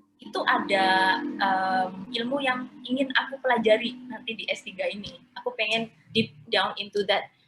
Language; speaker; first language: Indonesian; non-native, local second language; Javanese